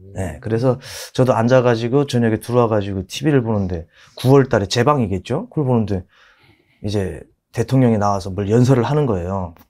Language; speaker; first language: Korean; native; Korean